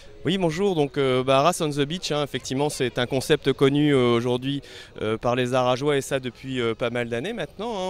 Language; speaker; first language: French; native; French